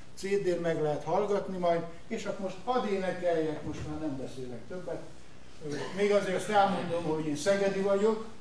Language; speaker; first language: Hungarian; native; Hungarian